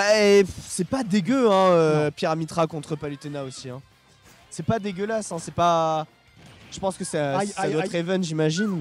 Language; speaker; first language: French; native; French